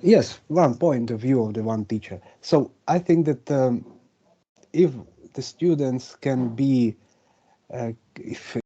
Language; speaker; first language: English; non-native, fluent; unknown